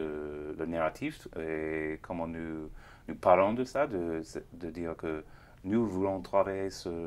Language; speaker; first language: French; non-native, fluent; English